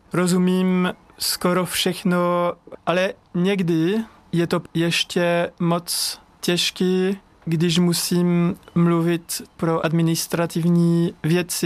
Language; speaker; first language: Czech; non-native, fluent; French